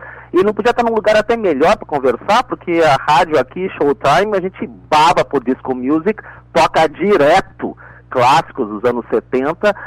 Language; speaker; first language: Portuguese; native; Portuguese